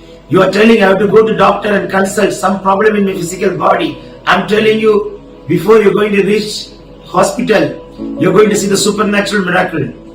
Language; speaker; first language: English; non-native, local second language; Tamil